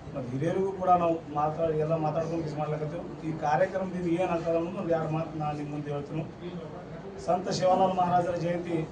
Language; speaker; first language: Kannada; non-native, local second language; Lambadi